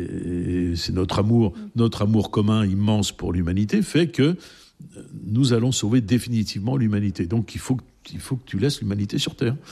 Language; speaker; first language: French; native; French